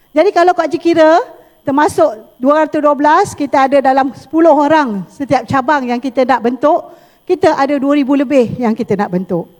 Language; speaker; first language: Malay; native; Malay